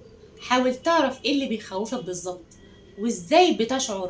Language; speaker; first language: Arabic; native; Arabic